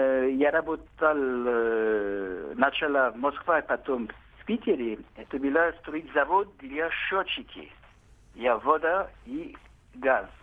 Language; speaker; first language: Russian; non-native, learner; French